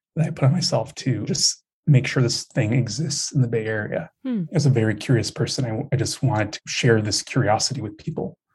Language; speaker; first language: English; native; English